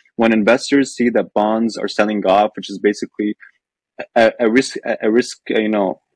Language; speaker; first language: English; non-native, fluent; Arabic